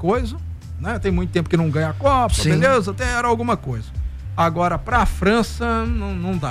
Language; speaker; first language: Portuguese; native; Portuguese